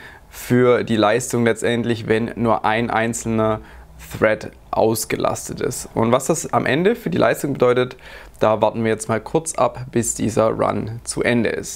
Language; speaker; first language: German; native; German